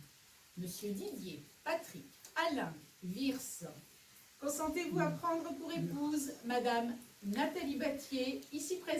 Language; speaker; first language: French; native; French